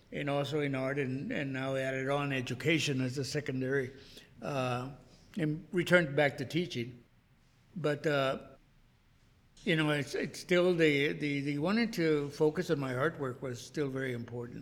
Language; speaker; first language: English; native; English